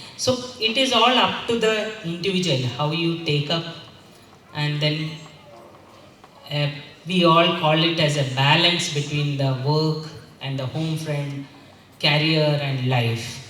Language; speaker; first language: English; non-native, local second language; Malayalam